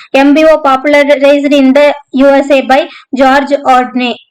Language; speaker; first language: English; non-native, local second language; Tamil